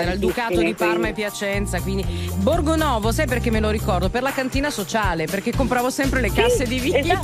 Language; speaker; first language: Italian; native; Italian